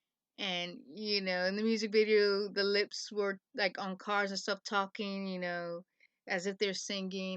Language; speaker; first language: English; native; English